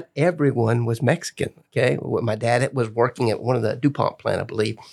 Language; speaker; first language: English; early bilingual, other home language; Spanish